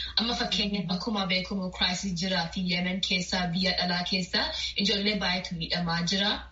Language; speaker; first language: Oromo; early bilingual, heritage; Oromo